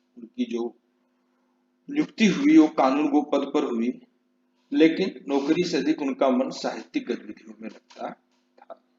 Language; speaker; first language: Hindi; native; Hindi